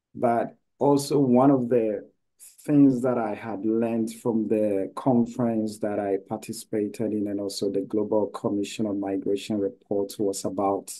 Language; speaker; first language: English; non-native, local second language; Akan